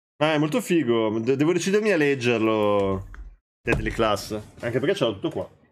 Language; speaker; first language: Italian; native; Italian